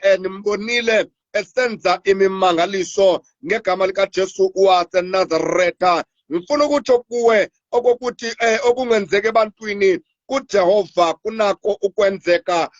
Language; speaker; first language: Zulu; non-native, local second language; Xhosa